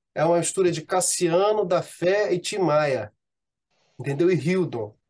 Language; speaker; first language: Portuguese; native; Portuguese